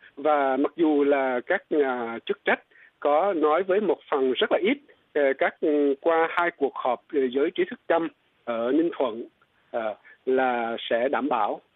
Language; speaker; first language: Vietnamese; non-native, local second language; Eastern Cham